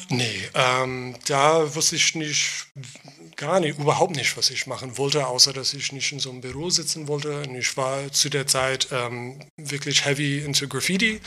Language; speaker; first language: German; non-native, fluent; English